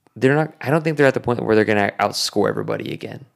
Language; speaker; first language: English; native; English